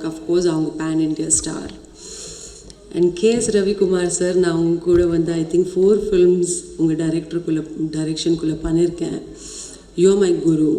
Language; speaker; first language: Tamil; non-native, fluent; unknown